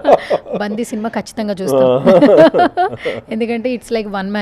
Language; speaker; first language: Telugu; native; Telugu